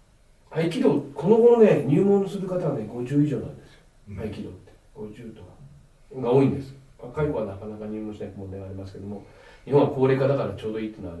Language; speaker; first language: Japanese; native; Japanese